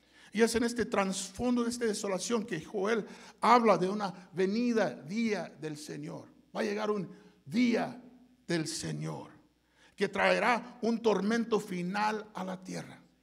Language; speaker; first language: Spanish; early bilingual, heritage; Spanish